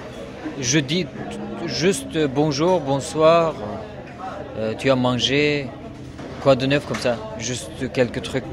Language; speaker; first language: French; non-native, learner; Uyghur